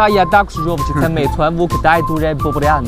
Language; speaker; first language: Ukrainian; non-native, learner; Chinese